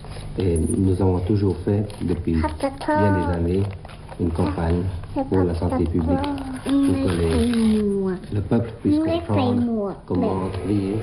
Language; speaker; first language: French; non-native, fluent; Thai